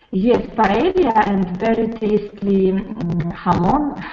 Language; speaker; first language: English; non-native, learner; Russian